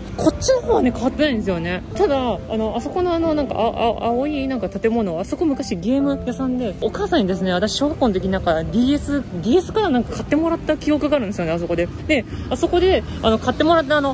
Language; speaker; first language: Japanese; native; Japanese